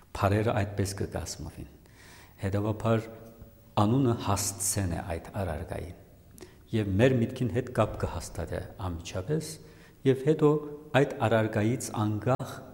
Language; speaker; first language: Armenian; native; Armenian